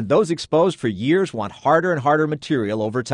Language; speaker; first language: English; native; English